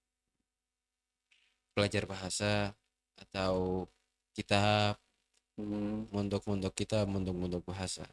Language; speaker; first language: Indonesian; non-native, fluent; Arabic